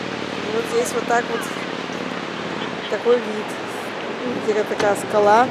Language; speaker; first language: Russian; native; Russian